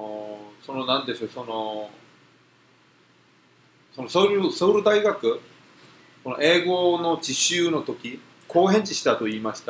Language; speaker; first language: Japanese; non-native, fluent; Korean